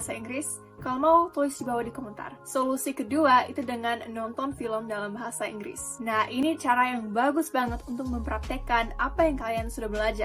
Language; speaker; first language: Indonesian; non-native, fluent; English